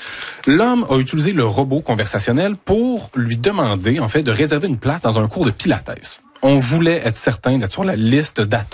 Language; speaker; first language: French; native; French